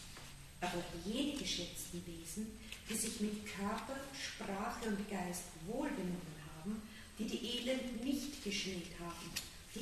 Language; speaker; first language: German; native; German